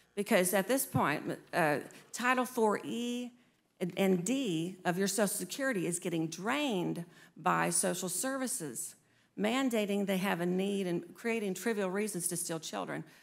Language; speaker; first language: English; native; English